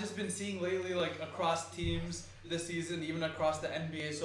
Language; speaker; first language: English; native; English